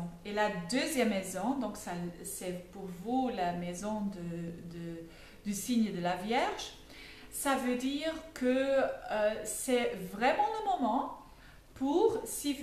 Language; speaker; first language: French; non-native, fluent; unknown